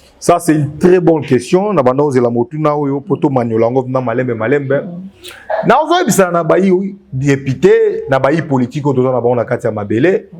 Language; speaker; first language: Lingala; native; Lingala